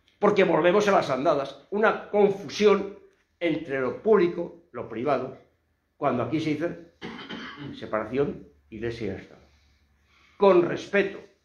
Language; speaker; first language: Spanish; native; Spanish